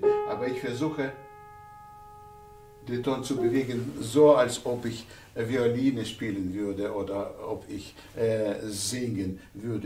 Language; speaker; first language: German; non-native, fluent; Russian